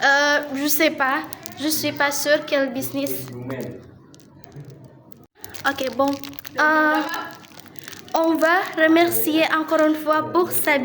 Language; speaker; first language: French; non-native, learner; Indonesian